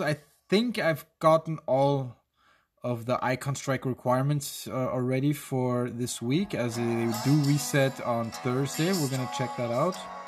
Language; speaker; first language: English; non-native, fluent; German